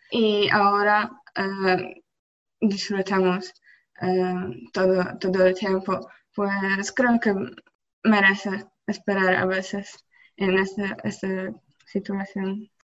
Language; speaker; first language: Spanish; non-native, learner; Polish